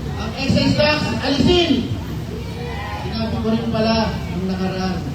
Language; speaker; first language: Filipino; native; Filipino